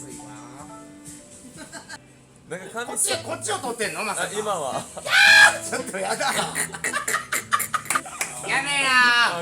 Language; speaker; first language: Japanese; native; Japanese